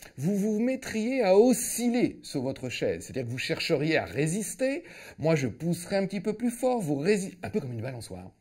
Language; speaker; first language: French; native; French